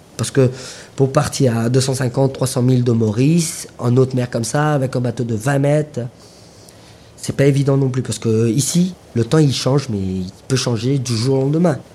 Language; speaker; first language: French; non-native, local second language; Morisyen